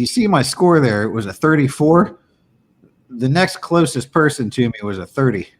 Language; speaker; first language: English; native; English